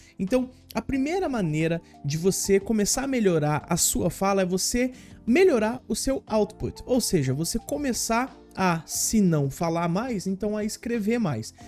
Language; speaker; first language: Portuguese; native; Portuguese